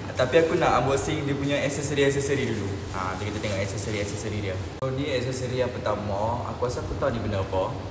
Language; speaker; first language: Malay; native; Malay